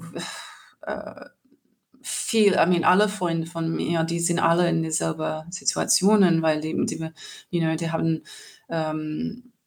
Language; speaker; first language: German; non-native, learner; English